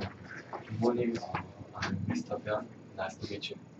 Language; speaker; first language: English; non-native, learner; Korean